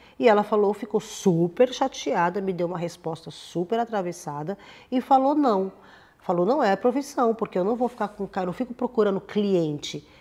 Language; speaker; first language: Portuguese; native; Portuguese